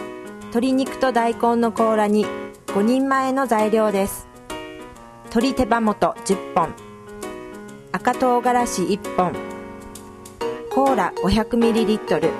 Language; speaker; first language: Japanese; native; Japanese